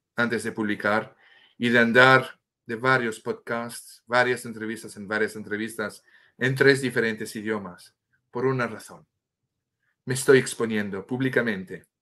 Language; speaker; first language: Spanish; non-native, fluent; French